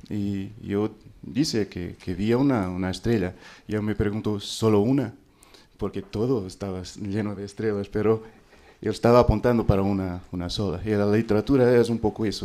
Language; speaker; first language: Spanish; non-native, fluent; Portuguese